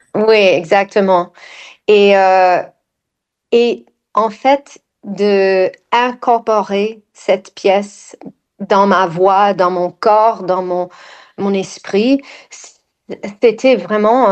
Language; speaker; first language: French; non-native, fluent; English